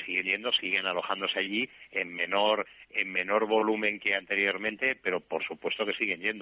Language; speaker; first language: Spanish; native; Spanish